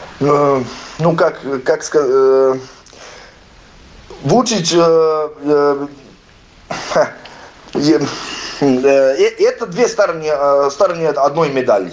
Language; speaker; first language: Russian; non-native, learner; Serbian